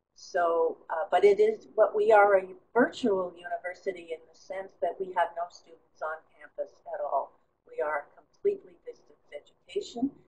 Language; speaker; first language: English; native; English